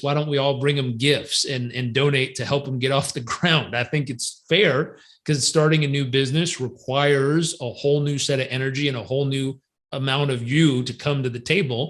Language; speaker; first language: English; native; English